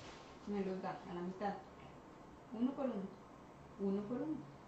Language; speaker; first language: Spanish; native; Spanish